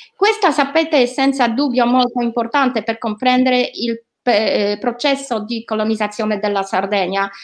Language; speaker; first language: Italian; non-native, learner; Polish